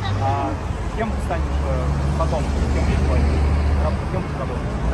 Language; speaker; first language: Russian; native; Russian